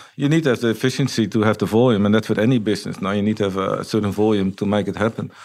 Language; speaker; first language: English; non-native, fluent; Dutch